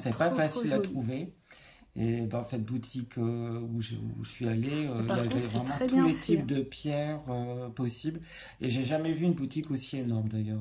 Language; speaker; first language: French; native; French